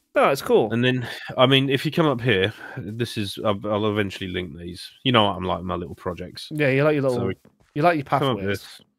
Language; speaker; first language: English; native; English